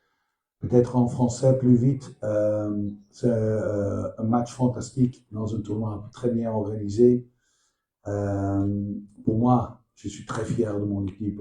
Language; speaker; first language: French; non-native, learner; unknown